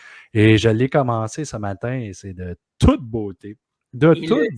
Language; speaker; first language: French; native; French